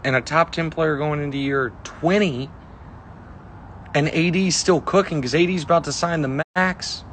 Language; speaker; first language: English; native; English